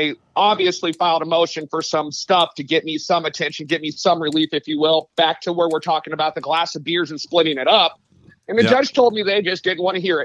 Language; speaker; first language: English; native; English